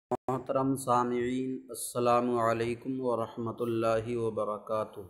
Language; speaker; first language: Urdu; native; Urdu